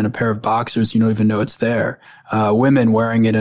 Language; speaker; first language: English; native; English